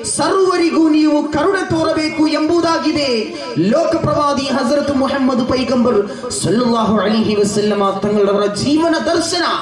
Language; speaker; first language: Kannada; non-native, local second language; Malayalam